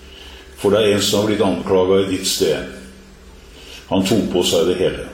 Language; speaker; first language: Norwegian; native; Norwegian